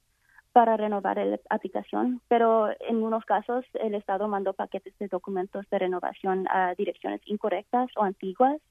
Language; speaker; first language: Spanish; early bilingual, heritage; Spanish